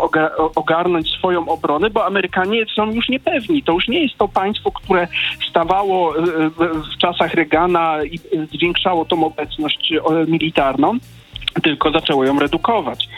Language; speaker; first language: Polish; native; Polish